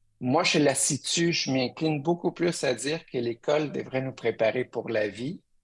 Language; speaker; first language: French; early bilingual, other home language; Spanish